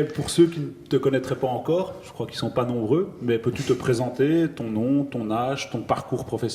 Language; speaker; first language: French; native; French